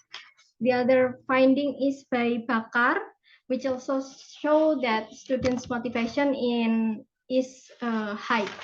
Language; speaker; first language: English; non-native, fluent; Indonesian